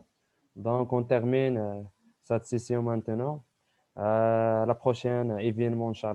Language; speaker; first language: French; non-native, local second language; Arabic